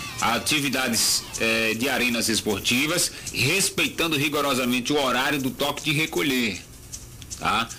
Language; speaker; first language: Portuguese; native; Portuguese